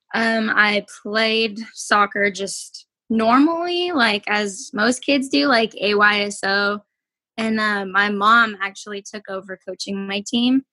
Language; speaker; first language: English; native; English